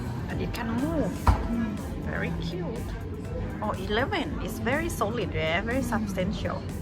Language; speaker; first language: English; non-native, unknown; Thai